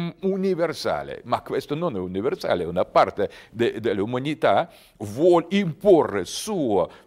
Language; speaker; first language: Italian; non-native, learner; Russian